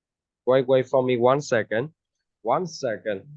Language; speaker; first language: English; non-native, fluent; Vietnamese